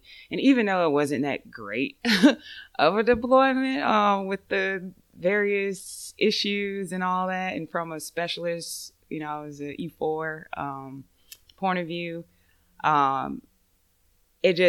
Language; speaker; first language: English; native; English